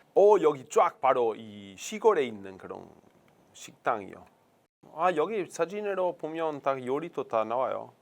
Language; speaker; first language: Korean; non-native, fluent; Italian